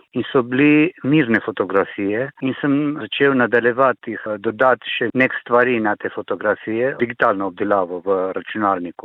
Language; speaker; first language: Slovenian; non-native, fluent; Armenian